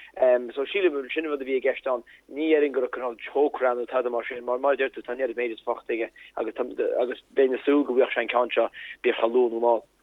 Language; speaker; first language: Irish; native; Irish